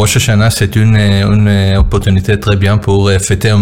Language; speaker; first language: French; non-native, learner; Hebrew